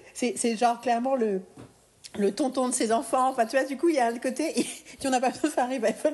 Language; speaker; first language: French; native; French